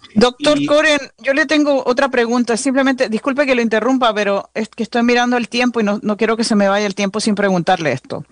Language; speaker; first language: Spanish; native; Spanish